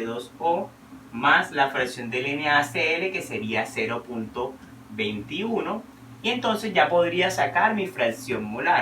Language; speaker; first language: Spanish; native; Spanish